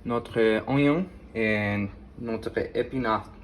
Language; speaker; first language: French; non-native, learner; Spanish